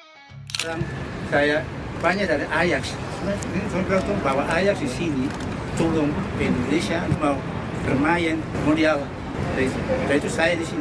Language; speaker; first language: Indonesian; early bilingual, heritage; Dutch